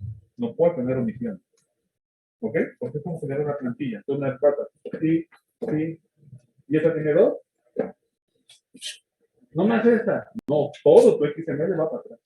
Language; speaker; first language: Spanish; native; Spanish